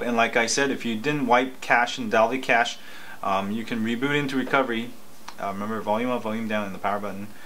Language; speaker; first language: English; native; English